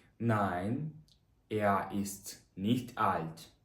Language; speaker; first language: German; non-native, fluent; Ukrainian